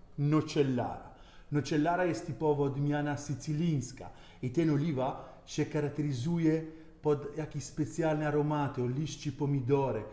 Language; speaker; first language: Polish; non-native, learner; Italian